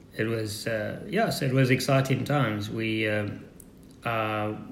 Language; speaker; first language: English; native; English